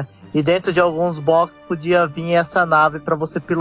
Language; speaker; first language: Portuguese; native; Portuguese